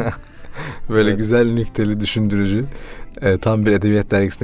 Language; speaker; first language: Turkish; native; Turkish